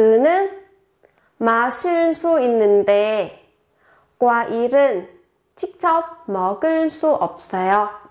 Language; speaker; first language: Korean; non-native, fluent; Vietnamese